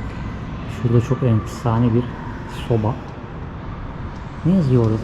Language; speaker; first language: Turkish; native; Turkish